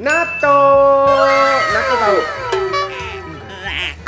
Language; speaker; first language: Indonesian; non-native, fluent; Japanese